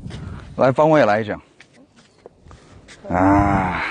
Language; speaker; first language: Chinese; non-native, fluent; Korean